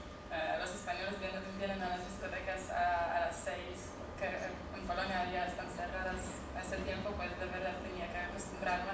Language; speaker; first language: Spanish; non-native, learner; Polish